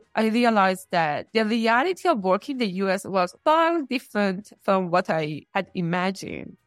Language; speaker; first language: English; non-native, fluent; Persian